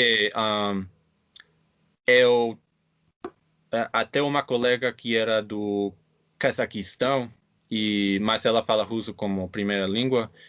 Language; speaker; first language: Portuguese; non-native, fluent; English